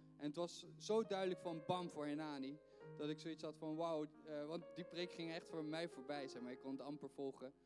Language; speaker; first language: Dutch; native; Dutch